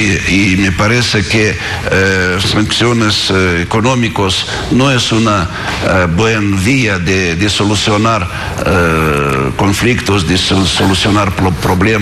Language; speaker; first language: Spanish; non-native, fluent; Russian